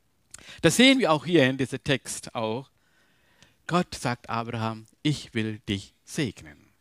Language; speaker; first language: German; non-native, learner; Tamil